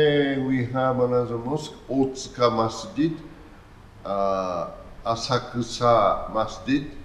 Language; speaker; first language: English; non-native, learner; Japanese